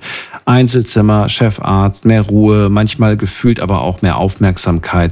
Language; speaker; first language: German; native; German